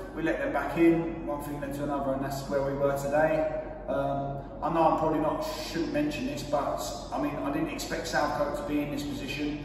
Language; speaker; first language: English; native; English